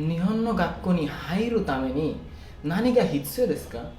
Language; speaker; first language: Japanese; non-native, learner; Bangla